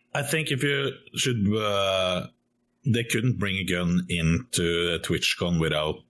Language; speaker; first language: English; non-native, fluent; Norwegian